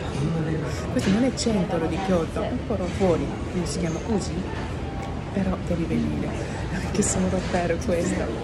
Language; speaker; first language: Italian; non-native, learner; Japanese